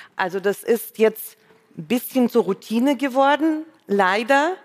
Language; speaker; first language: German; non-native, fluent; Russian